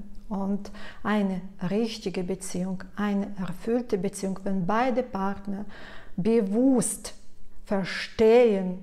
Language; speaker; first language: German; non-native, fluent; Russian